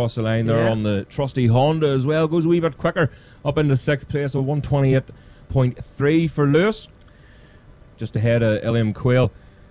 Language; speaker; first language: English; native; English